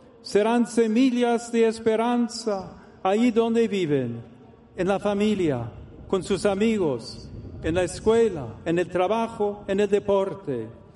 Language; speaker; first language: Spanish; non-native, fluent; English